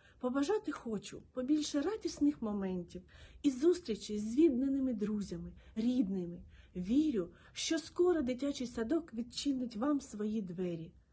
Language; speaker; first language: Ukrainian; native; Ukrainian